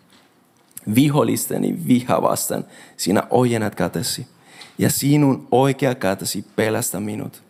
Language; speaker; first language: Finnish; non-native, fluent; Spanish